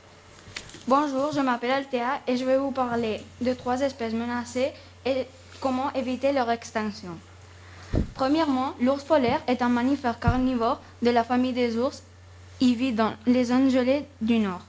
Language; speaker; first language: French; non-native, fluent; Spanish